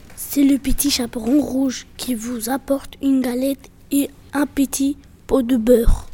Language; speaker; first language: French; non-native, learner; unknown